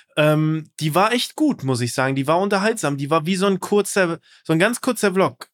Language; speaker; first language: German; native; German